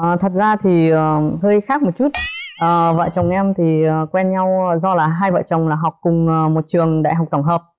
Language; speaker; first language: Vietnamese; early bilingual, heritage; Vietnamese